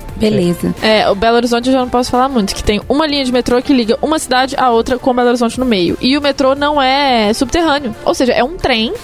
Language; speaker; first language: Portuguese; native; Portuguese